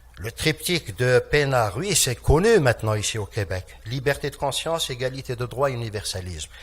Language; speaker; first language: French; non-native, local second language; Kabyle